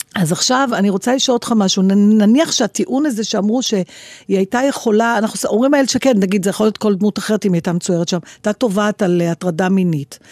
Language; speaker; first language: Hebrew; native; Hebrew